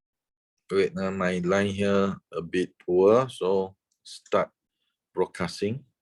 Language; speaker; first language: English; non-native, fluent; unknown